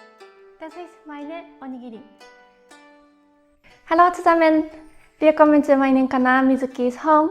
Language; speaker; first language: German; non-native, fluent; Japanese